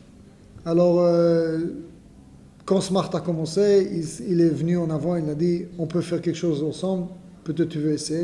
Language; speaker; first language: French; non-native, fluent; Hebrew